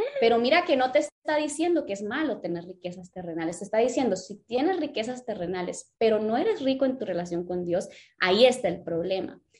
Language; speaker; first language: Spanish; early bilingual, other home language; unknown